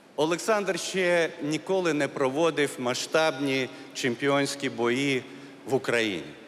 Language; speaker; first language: Ukrainian; non-native, local second language; Crimean Tatar